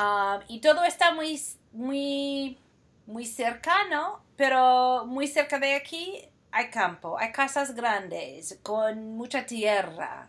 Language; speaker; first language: Spanish; non-native, fluent; English